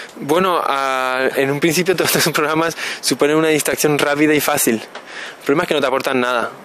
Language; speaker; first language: Spanish; native; Spanish